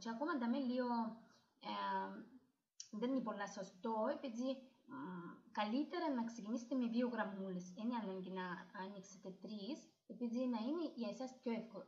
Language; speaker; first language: Greek; non-native, learner; Russian